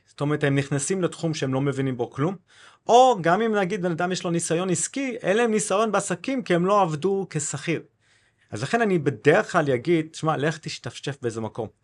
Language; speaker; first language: Hebrew; non-native, fluent; English